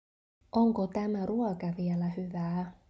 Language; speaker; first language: Finnish; non-native, learner; Vietnamese